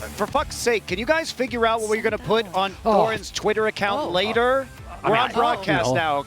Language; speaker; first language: English; native; English